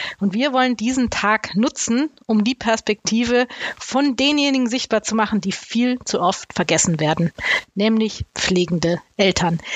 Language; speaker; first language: German; native; German